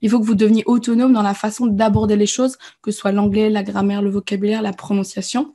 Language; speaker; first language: French; native; French